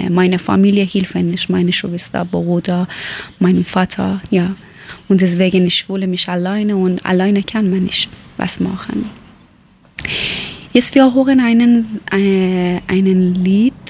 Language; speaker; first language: German; non-native, learner; Persian